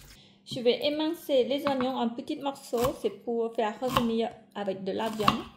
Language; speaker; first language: French; non-native, fluent; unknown